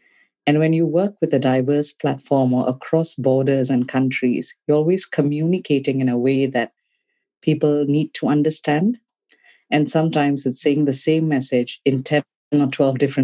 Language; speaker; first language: English; non-native, local second language; Tamil